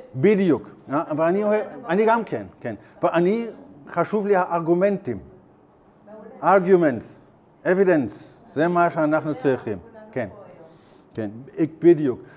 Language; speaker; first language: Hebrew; non-native, learner; German